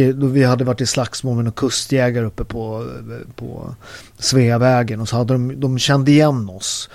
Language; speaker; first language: Swedish; early bilingual, other home language; Italian